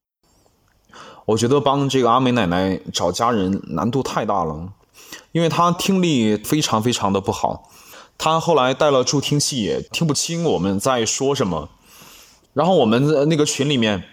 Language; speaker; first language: Chinese; non-native, local second language; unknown